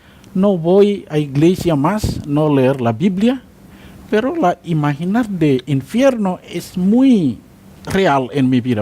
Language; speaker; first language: Spanish; non-native, learner; Indonesian